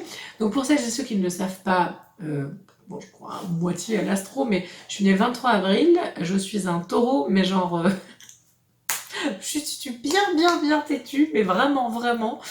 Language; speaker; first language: French; native; French